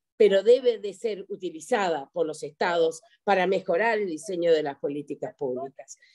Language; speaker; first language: Spanish; native; Spanish